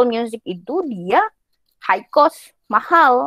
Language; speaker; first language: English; non-native, fluent; Indonesian